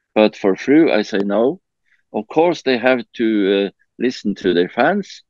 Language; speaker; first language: English; non-native, learner; Norwegian